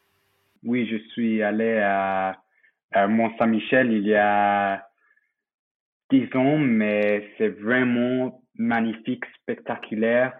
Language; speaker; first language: French; non-native, fluent; English